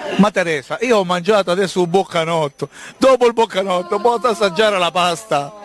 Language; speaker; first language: Italian; native; Italian